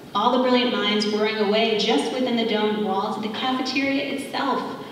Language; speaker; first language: English; native; English